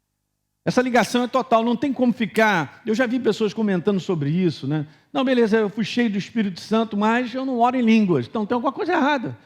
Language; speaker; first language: Portuguese; native; Portuguese